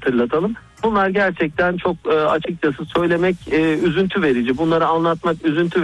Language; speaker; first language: Turkish; native; Turkish